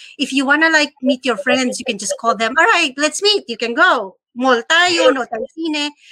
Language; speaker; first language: English; non-native, local second language; Filipino